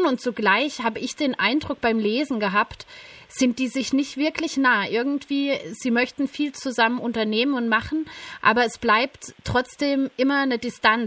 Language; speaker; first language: German; native; German